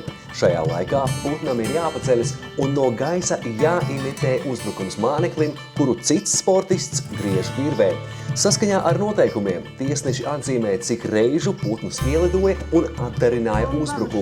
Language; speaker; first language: Latvian; native; Latvian